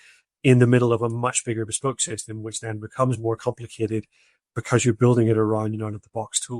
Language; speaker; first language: English; native; English